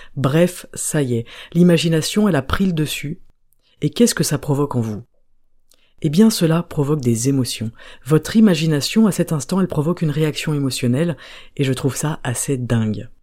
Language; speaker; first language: French; native; French